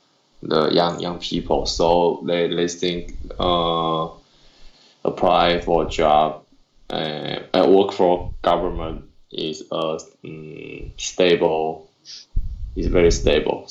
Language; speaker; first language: English; non-native, learner; Chinese